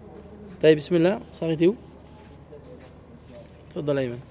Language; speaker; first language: Arabic; early bilingual, heritage; French